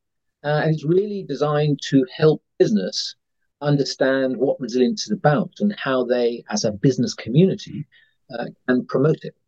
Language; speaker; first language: English; native; English